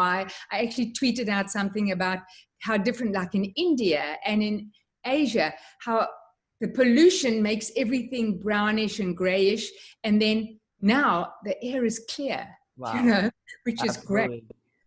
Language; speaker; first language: English; native; English